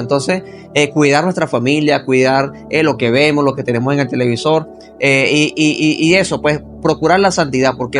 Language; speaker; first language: Spanish; native; Spanish